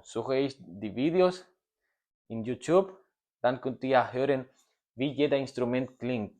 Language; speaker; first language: German; non-native, learner; Spanish